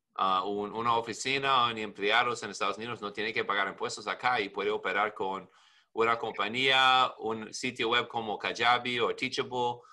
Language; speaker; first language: Spanish; non-native, learner; English